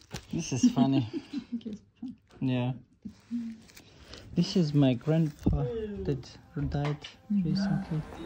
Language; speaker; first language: English; non-native, fluent; Turkish